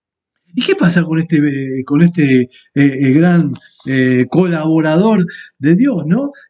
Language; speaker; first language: Spanish; native; Spanish